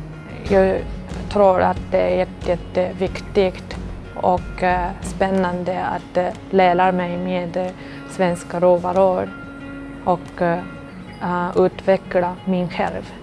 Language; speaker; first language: Swedish; non-native, learner; Japanese